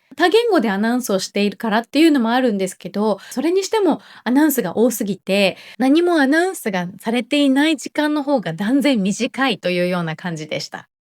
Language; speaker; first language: Japanese; native; Japanese